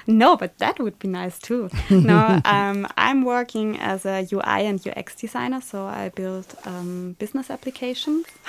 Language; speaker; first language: English; non-native, fluent; German